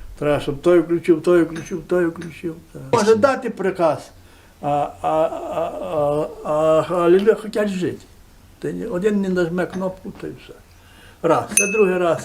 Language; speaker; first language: Ukrainian; native; Ukrainian